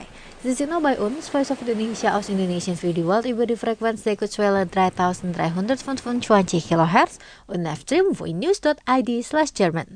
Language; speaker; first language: German; non-native, fluent; Indonesian